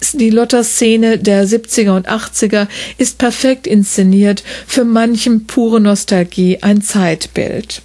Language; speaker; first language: German; native; German